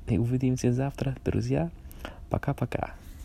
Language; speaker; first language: Russian; non-native, learner; English